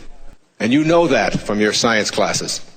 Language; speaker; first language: English; native; English